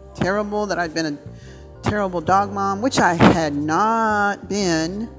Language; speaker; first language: English; early bilingual, other home language; Spanish